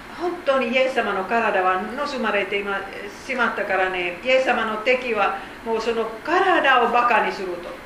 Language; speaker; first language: Japanese; non-native, fluent; Finnish